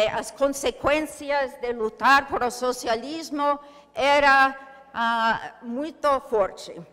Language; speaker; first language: Portuguese; non-native, learner; English